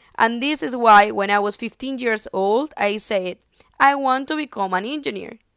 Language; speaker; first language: English; non-native, fluent; Spanish